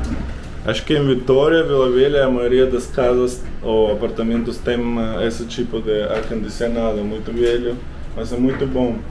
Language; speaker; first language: Portuguese; non-native, learner; Russian